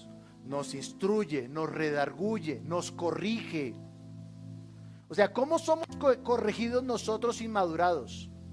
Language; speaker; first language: Spanish; native; Spanish